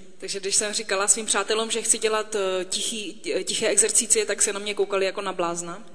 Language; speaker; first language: Czech; native; Czech